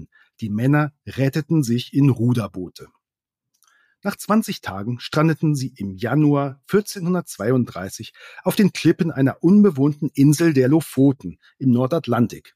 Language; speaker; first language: German; native; German